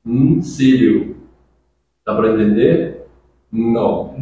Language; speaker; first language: Portuguese; non-native, fluent; Chinese